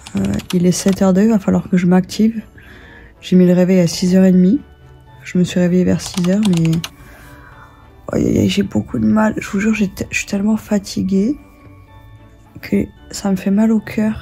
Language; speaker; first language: French; native; French